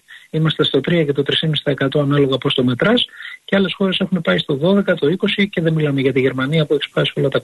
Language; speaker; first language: Greek; native; Greek